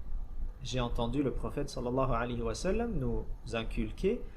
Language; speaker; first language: French; native; French